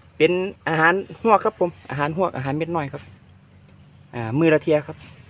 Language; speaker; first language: Thai; native; Thai